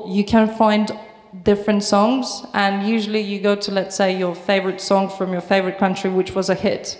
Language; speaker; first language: English; non-native, fluent; Turkish